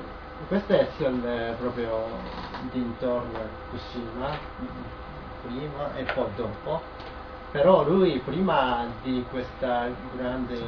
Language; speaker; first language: Italian; non-native, learner; Japanese